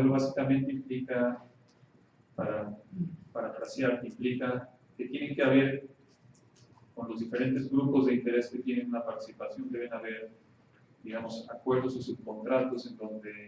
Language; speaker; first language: Spanish; native; Spanish